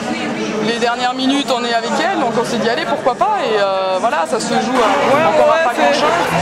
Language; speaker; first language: French; native; French